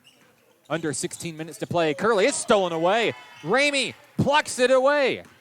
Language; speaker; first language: English; native; English